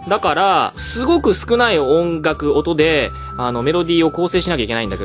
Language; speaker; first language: Japanese; native; Japanese